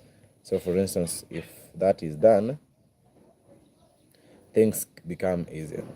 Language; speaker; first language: English; non-native, local second language; Swahili